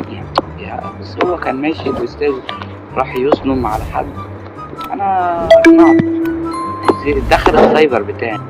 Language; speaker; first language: Arabic; native; Arabic